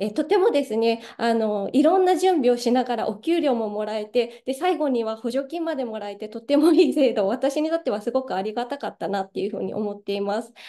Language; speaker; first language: Japanese; native; Japanese